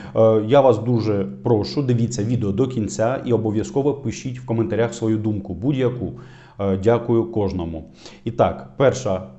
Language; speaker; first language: Ukrainian; non-native, local second language; Russian